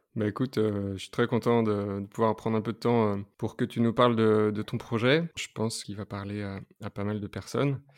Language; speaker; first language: French; native; French